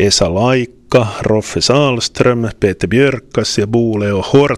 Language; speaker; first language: Swedish; non-native, local second language; Finnish